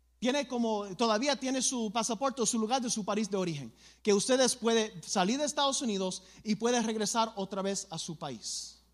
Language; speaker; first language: Spanish; early bilingual, other home language; English